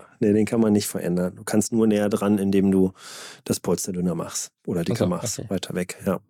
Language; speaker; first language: German; native; German